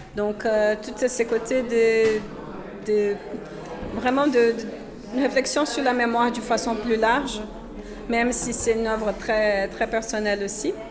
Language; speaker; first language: French; non-native, fluent; Portuguese